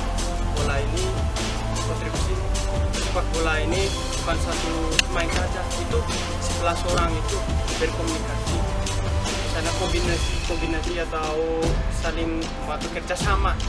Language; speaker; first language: Indonesian; non-native, learner; Malagasy